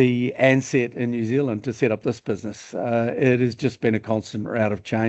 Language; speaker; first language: English; native; English